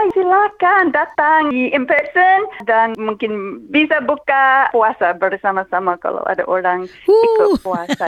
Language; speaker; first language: Indonesian; non-native, fluent; English